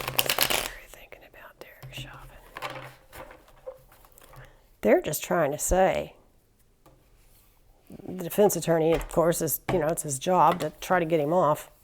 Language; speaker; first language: English; native; English